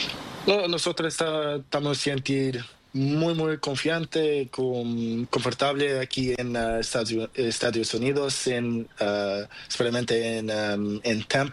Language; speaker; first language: Spanish; non-native, fluent; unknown